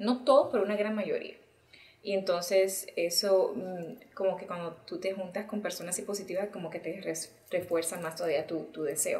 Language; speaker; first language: Spanish; early bilingual, heritage; Spanish